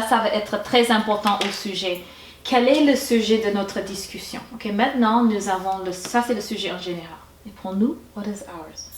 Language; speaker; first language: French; non-native, fluent; English